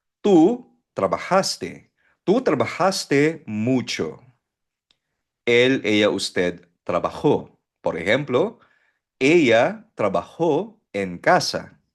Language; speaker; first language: Spanish; non-native, fluent; Filipino